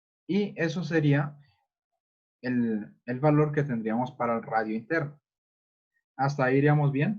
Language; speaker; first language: Spanish; native; Spanish